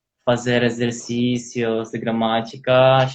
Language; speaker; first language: Portuguese; non-native, learner; Polish